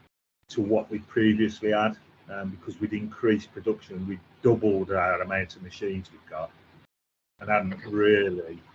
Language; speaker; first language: English; native; English